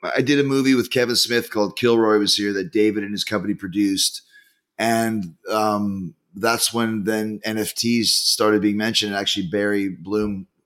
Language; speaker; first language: English; native; English